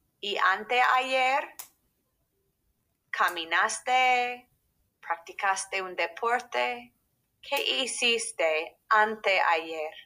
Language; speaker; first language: Spanish; non-native, fluent; English